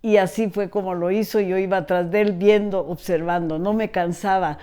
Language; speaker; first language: Spanish; native; Spanish